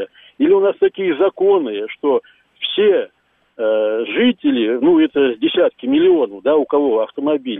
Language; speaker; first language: Russian; native; Russian